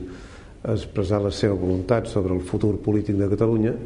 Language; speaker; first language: Catalan; native; Catalan